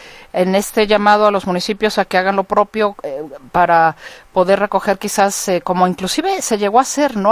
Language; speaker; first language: Spanish; native; Spanish